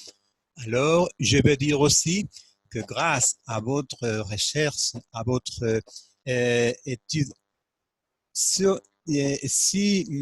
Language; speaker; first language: French; non-native, fluent; Spanish